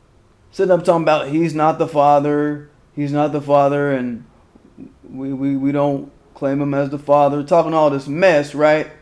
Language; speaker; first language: English; native; English